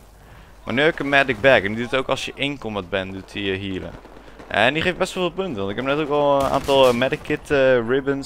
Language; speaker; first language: Dutch; native; Dutch